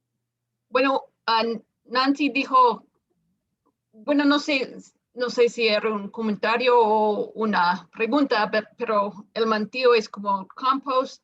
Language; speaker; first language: Spanish; non-native, fluent; English